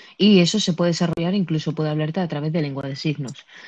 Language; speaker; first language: Spanish; native; Spanish